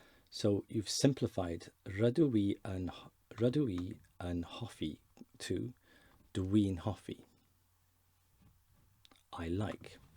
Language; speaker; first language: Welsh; non-native, learner; English